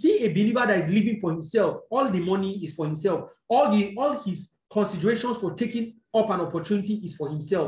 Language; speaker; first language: English; non-native, local second language; Yoruba